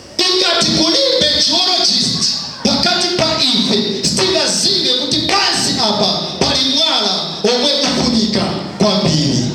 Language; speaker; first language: Nyanja; non-native, local second language; Tumbuka